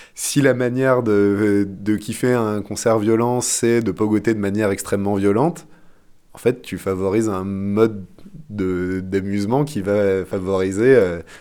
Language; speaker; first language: French; non-native, fluent; English